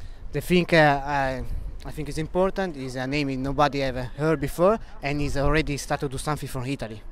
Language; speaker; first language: English; non-native, fluent; Italian